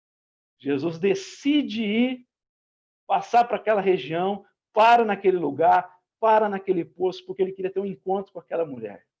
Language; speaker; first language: Portuguese; native; Portuguese